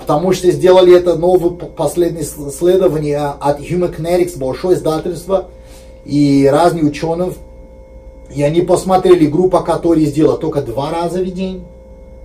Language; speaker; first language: Russian; non-native, fluent; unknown